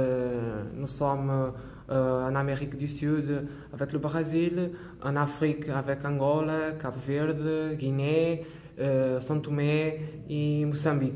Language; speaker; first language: French; non-native, fluent; Portuguese